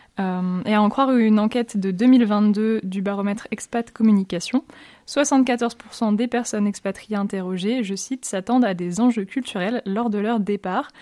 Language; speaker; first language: French; native; French